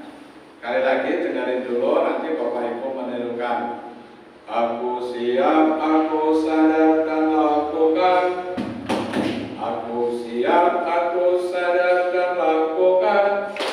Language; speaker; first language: Indonesian; non-native, local second language; Javanese